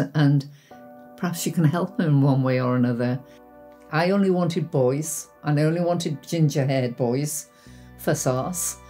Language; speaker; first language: English; native; English